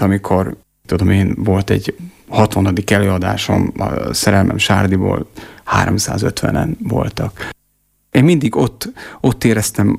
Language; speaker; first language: Hungarian; native; Hungarian